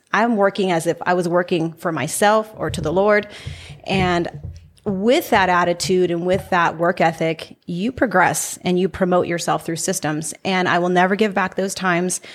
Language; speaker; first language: English; native; English